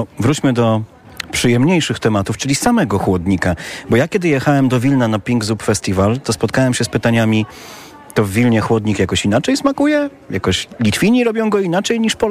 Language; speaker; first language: Polish; native; Polish